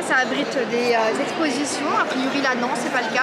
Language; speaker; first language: French; native; French